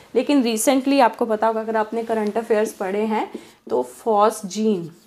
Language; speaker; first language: Hindi; non-native, local second language; Punjabi